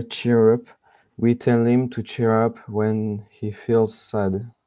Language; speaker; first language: English; non-native, learner; French